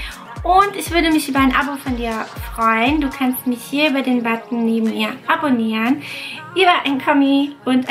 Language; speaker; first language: German; native; German